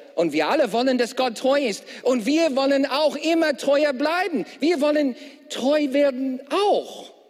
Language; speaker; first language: German; non-native, fluent; English